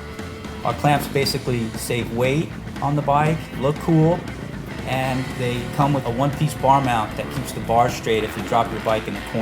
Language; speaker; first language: English; native; English